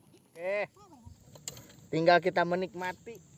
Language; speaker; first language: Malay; non-native, local second language; Sundanese